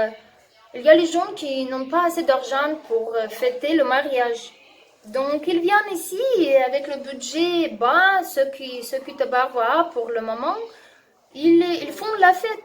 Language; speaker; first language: French; non-native, learner; Russian